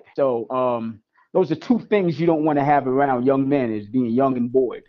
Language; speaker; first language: English; native; English